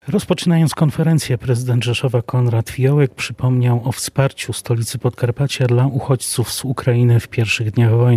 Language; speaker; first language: Polish; native; Polish